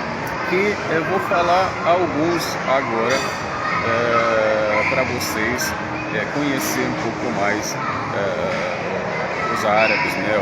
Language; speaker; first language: Portuguese; non-native, fluent; Arabic